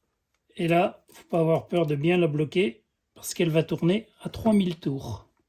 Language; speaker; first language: French; native; French